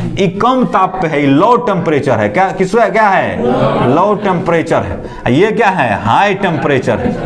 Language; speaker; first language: Hindi; native; Hindi